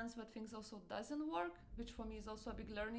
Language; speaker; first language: English; non-native, fluent; Lithuanian